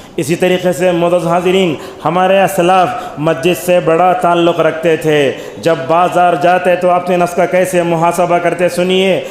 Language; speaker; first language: Urdu; native; Urdu